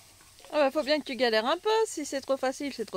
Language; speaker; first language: French; native; French